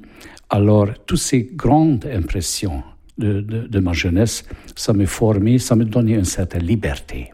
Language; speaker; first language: French; non-native, fluent; Hungarian